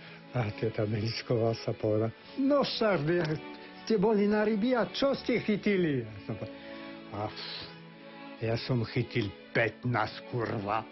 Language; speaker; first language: Slovak; non-native, fluent; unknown